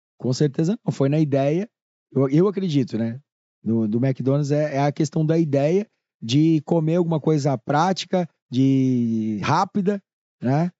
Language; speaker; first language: Portuguese; native; Portuguese